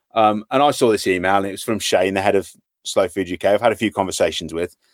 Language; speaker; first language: English; native; English